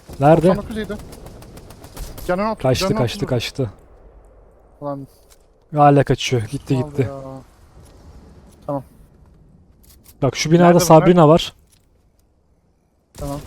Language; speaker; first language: Turkish; native; Turkish